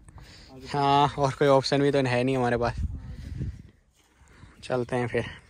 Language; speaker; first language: Hindi; native; Hindi